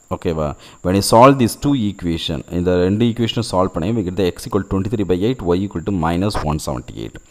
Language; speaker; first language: English; non-native, local second language; Tamil